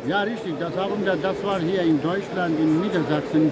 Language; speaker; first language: German; non-native, learner; Albanian